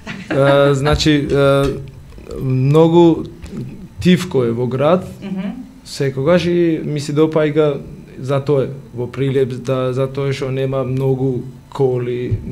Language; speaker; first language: Macedonian; non-native, learner; Georgian